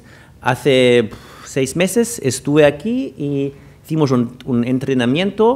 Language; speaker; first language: Spanish; non-native, fluent; German